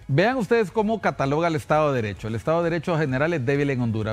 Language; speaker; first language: Spanish; native; Spanish